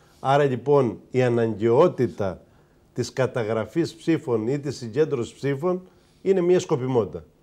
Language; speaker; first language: Greek; native; Greek